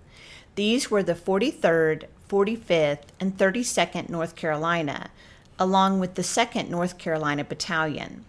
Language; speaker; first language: English; native; English